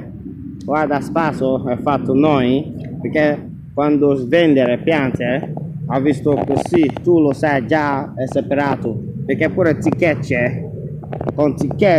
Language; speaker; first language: Italian; non-native, learner; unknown